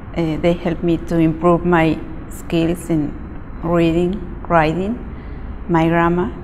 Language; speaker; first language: English; non-native, learner; Spanish